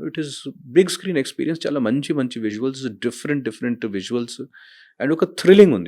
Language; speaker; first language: Telugu; non-native, fluent; Hindi